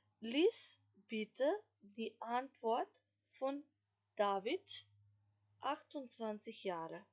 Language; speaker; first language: German; non-native, fluent; Macedonian